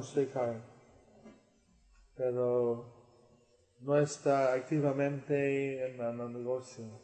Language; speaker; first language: Spanish; non-native, learner; English